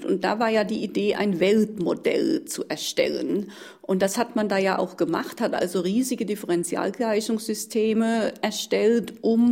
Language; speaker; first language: German; native; German